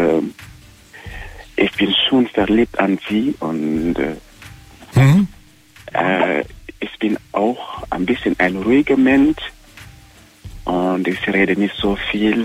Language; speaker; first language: German; non-native, learner; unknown